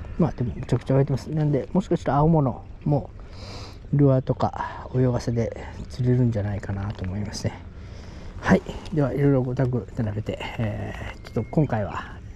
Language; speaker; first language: Japanese; native; Japanese